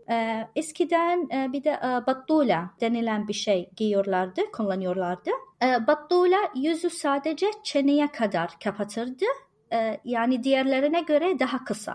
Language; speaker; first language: Turkish; non-native, learner; Arabic